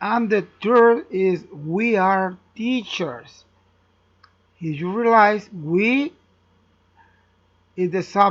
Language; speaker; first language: English; non-native, learner; Spanish